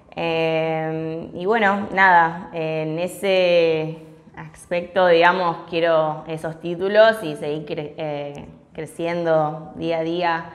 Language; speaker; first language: Spanish; early bilingual, other home language; English